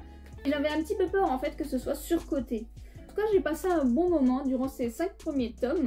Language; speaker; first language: French; native; French